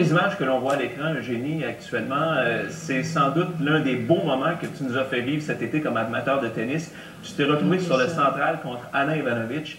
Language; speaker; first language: French; native; French